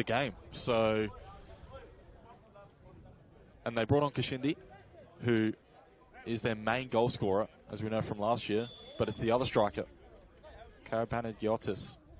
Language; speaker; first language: English; native; English